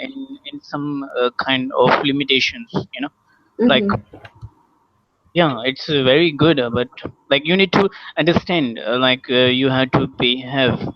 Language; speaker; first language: English; non-native, learner; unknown